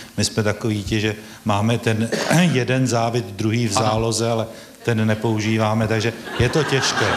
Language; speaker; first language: Czech; native; Czech